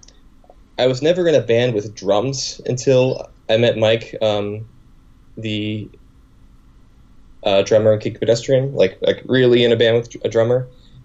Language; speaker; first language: English; native; English